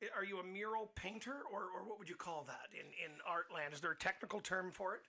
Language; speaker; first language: English; native; English